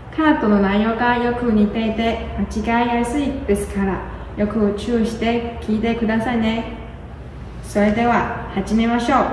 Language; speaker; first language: Japanese; non-native, learner; Chinese